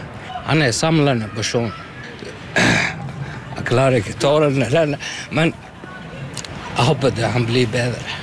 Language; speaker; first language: Norwegian; non-native, learner; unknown